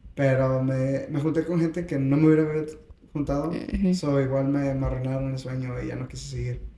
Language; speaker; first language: Spanish; early bilingual, heritage; Spanish